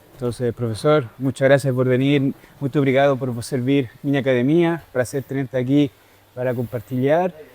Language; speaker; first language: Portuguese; non-native, fluent; Spanish